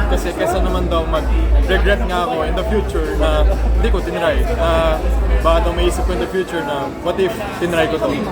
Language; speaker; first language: Filipino; native; Filipino